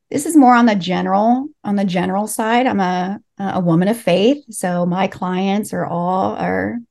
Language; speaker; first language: English; early bilingual, other home language; Spanish